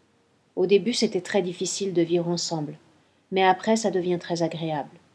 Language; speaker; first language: French; non-native, fluent; Spanish